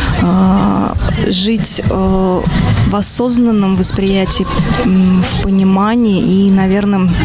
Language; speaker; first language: Russian; native; Russian